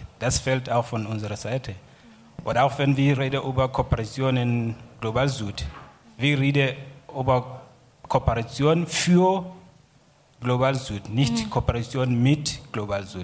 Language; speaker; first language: German; non-native, learner; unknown